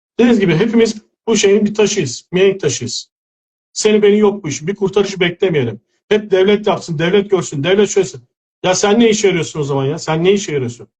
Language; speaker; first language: Turkish; native; Turkish